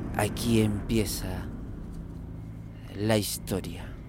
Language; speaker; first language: Spanish; native; Spanish